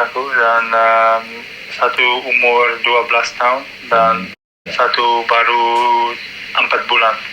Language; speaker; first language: Indonesian; non-native, learner; Dutch